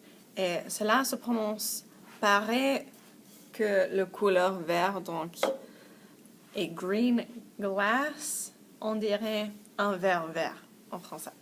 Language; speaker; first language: French; non-native, fluent; English